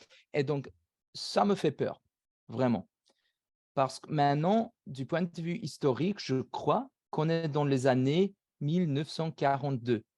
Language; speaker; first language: French; non-native, fluent; English